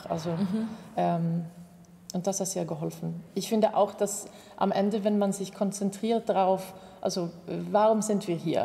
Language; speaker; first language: German; non-native, fluent; Swedish